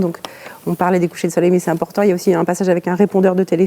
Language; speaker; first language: French; native; French